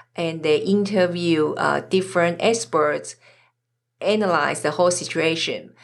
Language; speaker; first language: English; non-native, fluent; Chinese